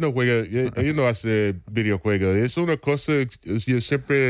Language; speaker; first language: Spanish; non-native, fluent; English